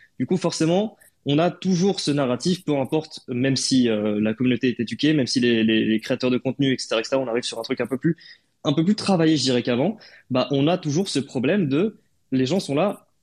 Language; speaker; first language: French; native; French